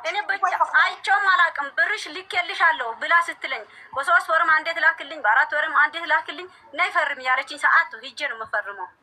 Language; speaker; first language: Amharic; native; Amharic